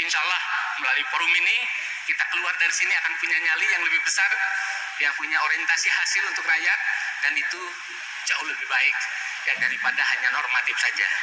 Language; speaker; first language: Indonesian; non-native, local second language; Sundanese